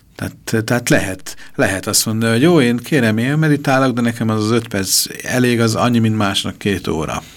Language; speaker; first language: Hungarian; native; Hungarian